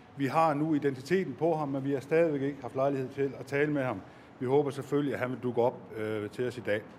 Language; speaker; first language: Danish; native; Danish